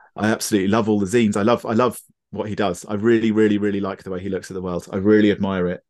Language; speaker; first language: English; native; English